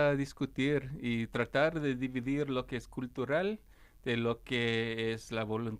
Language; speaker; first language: Spanish; non-native, fluent; English